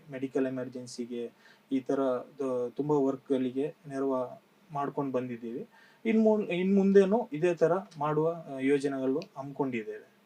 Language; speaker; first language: Kannada; non-native, local second language; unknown